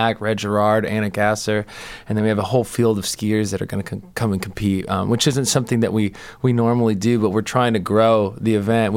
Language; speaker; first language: English; native; English